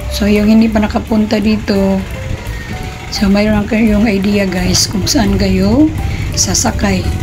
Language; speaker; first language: Filipino; non-native, local second language; Cebuano